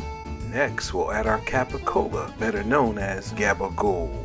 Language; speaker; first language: English; native; English